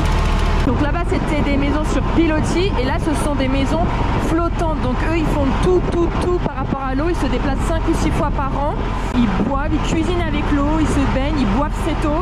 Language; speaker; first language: French; native; French